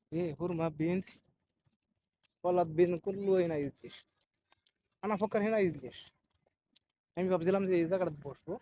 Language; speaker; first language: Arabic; non-native, learner; Bangla